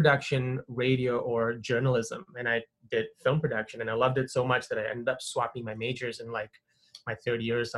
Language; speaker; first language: English; non-native, local second language; Tamil